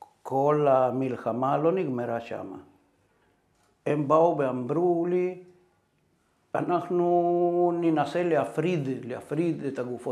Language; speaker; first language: Hebrew; non-native, fluent; Spanish